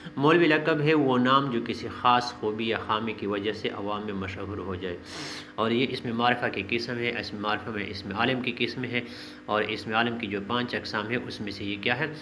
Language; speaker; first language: Urdu; non-native, local second language; Pashto